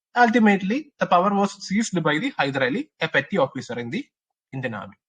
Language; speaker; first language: English; non-native, local second language; Malayalam